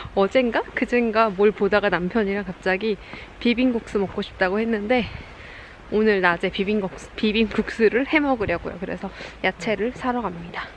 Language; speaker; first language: Korean; native; Korean